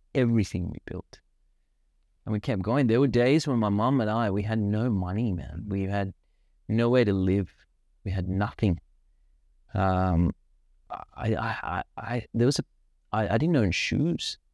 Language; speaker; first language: English; non-native, local second language; Sinhala